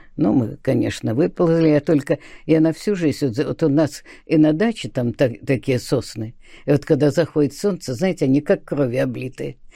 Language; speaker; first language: Russian; early bilingual, other home language; Spanish